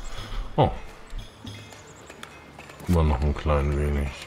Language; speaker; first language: German; native; German